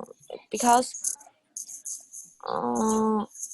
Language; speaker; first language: English; non-native, learner; Chinese